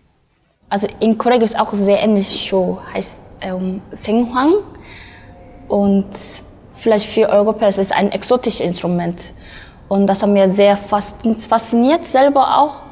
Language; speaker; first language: German; non-native, learner; Korean